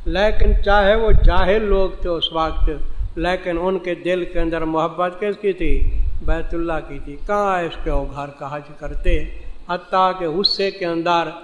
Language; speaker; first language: Urdu; non-native, local second language; Saraiki